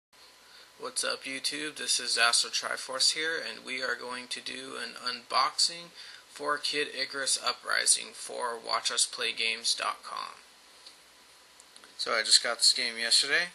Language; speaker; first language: English; native; English